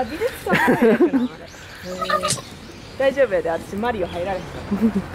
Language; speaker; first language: Japanese; native; Japanese